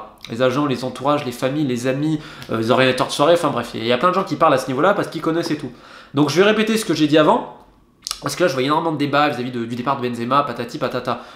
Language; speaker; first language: French; native; French